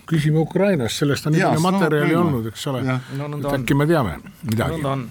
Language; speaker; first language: Estonian; native; Estonian